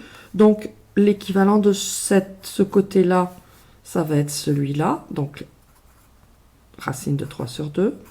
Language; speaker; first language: French; native; French